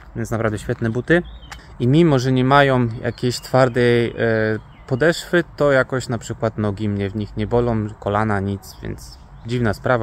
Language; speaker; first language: Polish; native; Polish